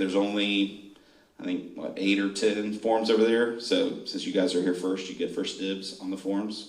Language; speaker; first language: English; native; English